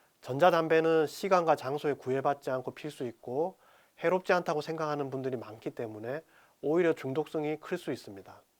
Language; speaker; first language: Korean; native; Korean